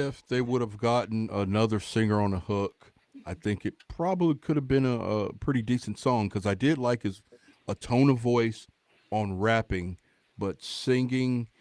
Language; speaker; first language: English; native; English